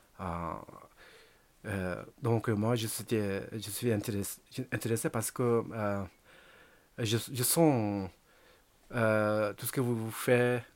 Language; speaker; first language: French; non-native, learner; Tibetan